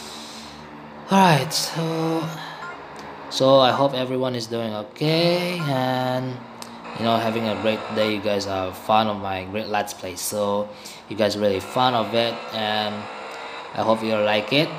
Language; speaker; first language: English; non-native, learner; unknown